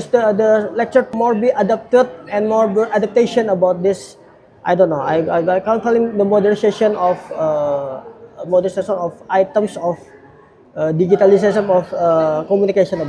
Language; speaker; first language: English; non-native, learner; Indonesian